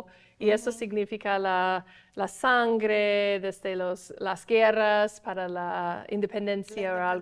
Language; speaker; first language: Spanish; non-native, fluent; English